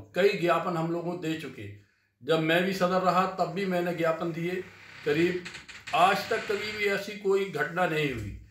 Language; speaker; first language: Hindi; native; Hindi